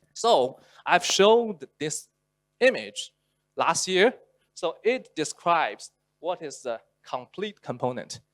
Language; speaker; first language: English; non-native, local second language; Chinese